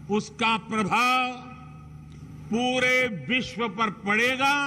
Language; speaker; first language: Hindi; non-native, local second language; Gujarati